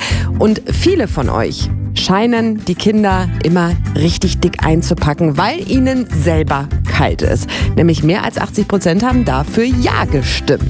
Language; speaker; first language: German; native; German